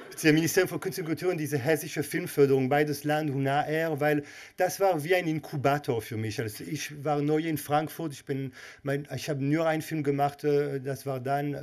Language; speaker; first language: German; non-native, learner; Hebrew